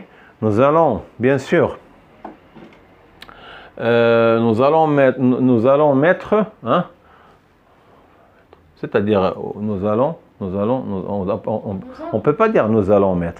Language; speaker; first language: French; non-native, fluent; Arabic